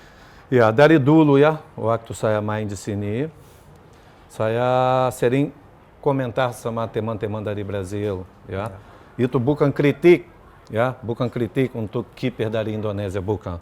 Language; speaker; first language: Indonesian; non-native, fluent; Portuguese